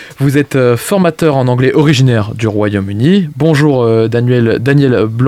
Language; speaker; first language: French; native; French